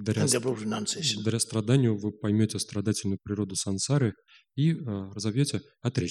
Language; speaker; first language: Russian; native; Russian